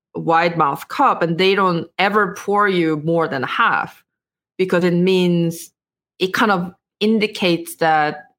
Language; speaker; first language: English; non-native, fluent; Korean